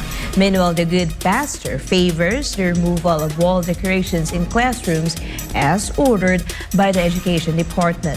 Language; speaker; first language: English; non-native, local second language; Filipino